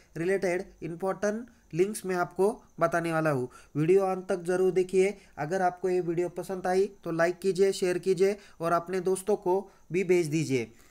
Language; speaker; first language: Hindi; non-native, local second language; Marathi